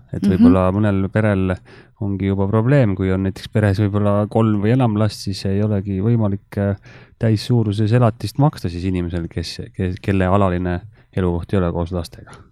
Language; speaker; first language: Estonian; native; Estonian